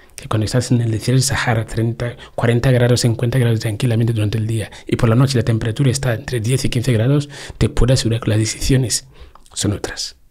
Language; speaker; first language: Spanish; non-native, fluent; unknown